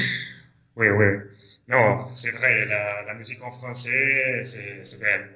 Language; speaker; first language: French; non-native, learner; Italian